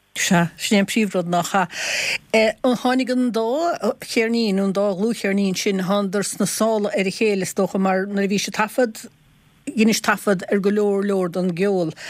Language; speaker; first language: Irish; native; Irish